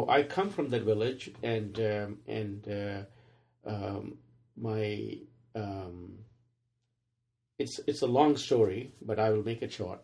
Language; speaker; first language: English; non-native, local second language; Telugu